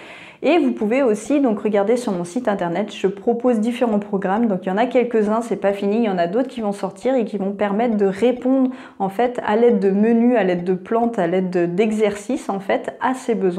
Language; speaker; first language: French; native; French